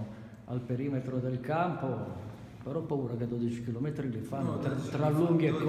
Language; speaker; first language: Italian; native; Italian